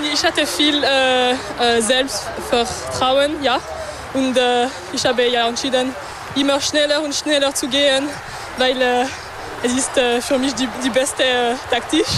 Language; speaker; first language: German; non-native, local second language; French